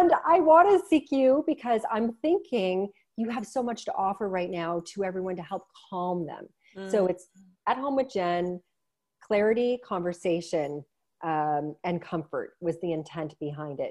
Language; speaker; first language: English; native; English